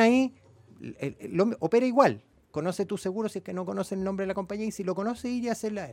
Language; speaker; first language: Spanish; native; Spanish